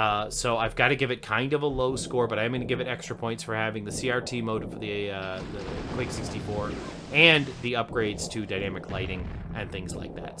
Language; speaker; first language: English; native; English